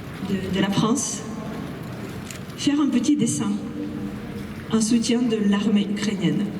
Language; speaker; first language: French; non-native, fluent; Ukrainian